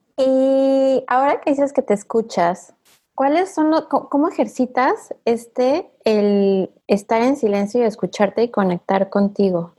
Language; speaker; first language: Spanish; native; Spanish